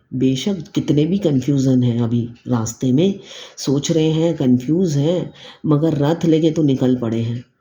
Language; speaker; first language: Hindi; native; Hindi